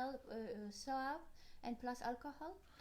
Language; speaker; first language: English; non-native, learner; Polish